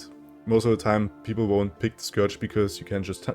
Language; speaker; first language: English; non-native, fluent; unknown